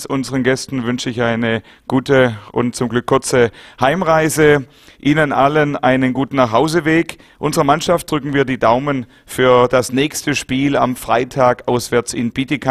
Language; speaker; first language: German; native; German